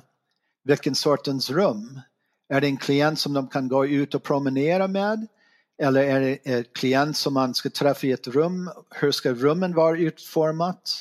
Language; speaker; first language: Swedish; non-native, fluent; English